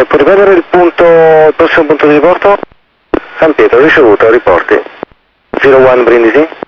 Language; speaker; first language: Italian; native; Italian